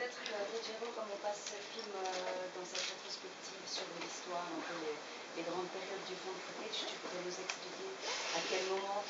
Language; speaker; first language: French; native; French